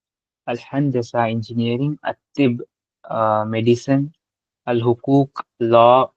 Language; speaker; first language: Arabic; non-native, fluent; Urdu